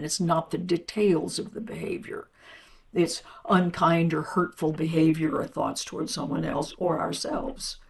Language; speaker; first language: English; native; English